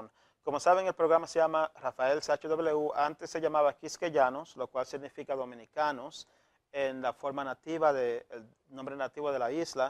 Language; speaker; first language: Spanish; native; Spanish